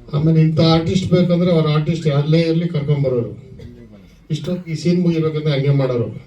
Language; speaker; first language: Kannada; native; Kannada